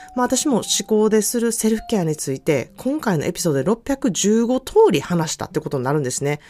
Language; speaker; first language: Japanese; native; Japanese